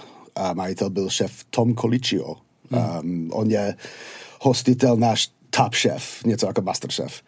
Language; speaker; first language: Czech; non-native, fluent; English